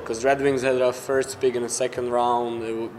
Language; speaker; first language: English; non-native, fluent; Slovak